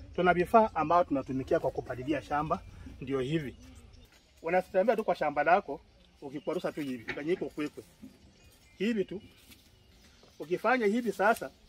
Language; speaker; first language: Swahili; non-native, local second language; Luyia